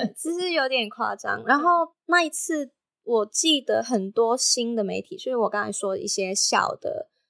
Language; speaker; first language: Chinese; non-native, local second language; Cantonese